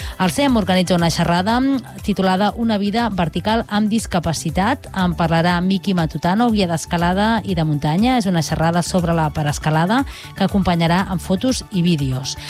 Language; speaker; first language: Catalan; native; Catalan